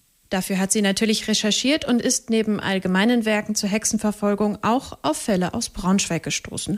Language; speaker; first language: German; native; German